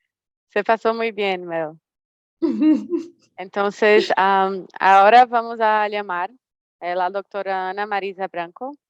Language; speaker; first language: Spanish; non-native, fluent; Portuguese